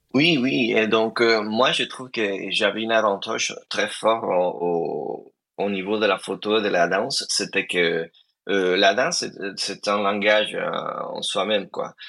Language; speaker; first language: French; non-native, fluent; Spanish